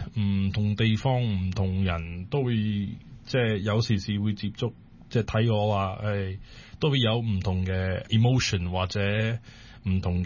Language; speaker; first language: Cantonese; native; Cantonese